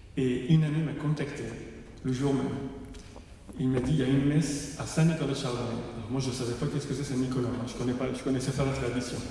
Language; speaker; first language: French; non-native, fluent; Persian